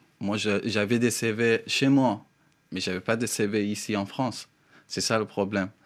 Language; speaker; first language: French; non-native, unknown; Persian